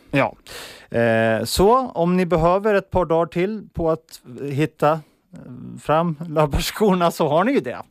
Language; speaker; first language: Swedish; native; Swedish